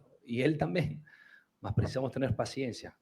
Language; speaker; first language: Portuguese; non-native, fluent; Spanish